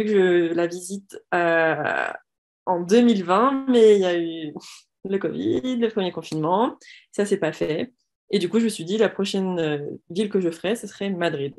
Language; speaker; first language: French; native; French